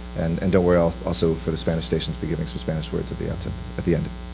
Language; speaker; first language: English; native; English